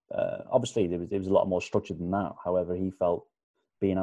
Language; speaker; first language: English; native; English